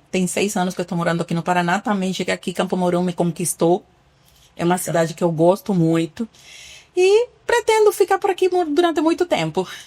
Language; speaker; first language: Portuguese; non-native, fluent; Spanish